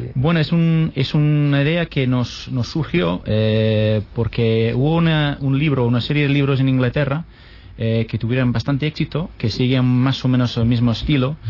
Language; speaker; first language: Spanish; non-native, fluent; English